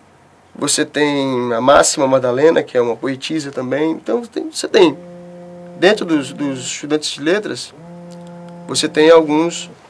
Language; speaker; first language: Portuguese; native; Portuguese